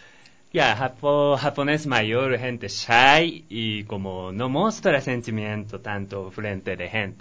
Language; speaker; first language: Spanish; non-native, learner; Japanese